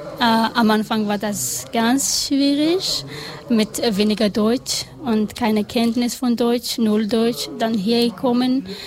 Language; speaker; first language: German; non-native, learner; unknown